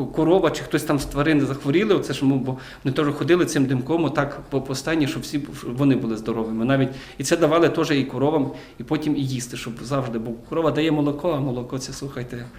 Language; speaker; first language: Ukrainian; native; Ukrainian